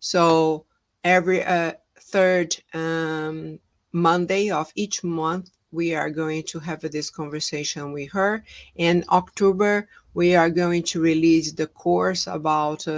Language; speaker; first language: English; non-native, fluent; Portuguese